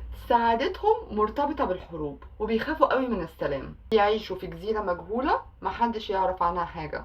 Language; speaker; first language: Arabic; native; Arabic